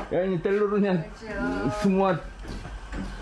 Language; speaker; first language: Indonesian; non-native, learner; Korean